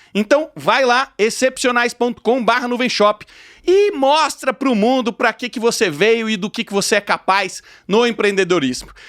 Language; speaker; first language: Portuguese; native; Portuguese